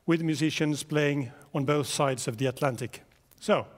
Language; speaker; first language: English; non-native, fluent; Finnish